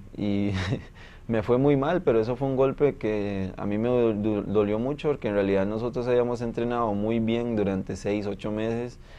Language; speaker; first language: Spanish; native; Spanish